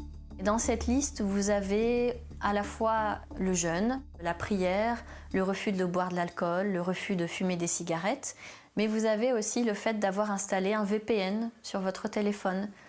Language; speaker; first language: French; native; French